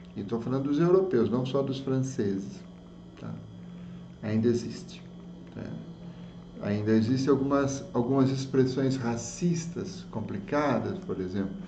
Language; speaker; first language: Portuguese; native; Portuguese